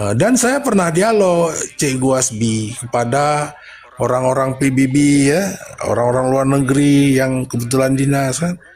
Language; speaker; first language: Malay; non-native, local second language; Achinese